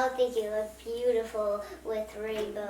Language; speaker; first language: English; native; English